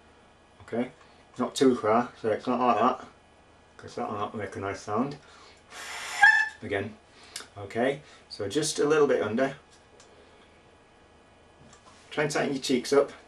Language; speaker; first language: English; native; English